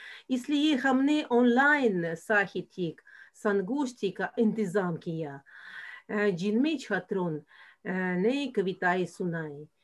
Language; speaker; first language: Hindi; non-native, fluent; Russian